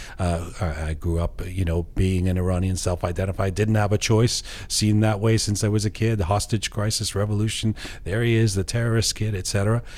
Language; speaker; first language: English; early bilingual, other home language; Persian